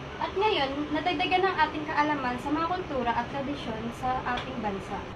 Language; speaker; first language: Filipino; native; Filipino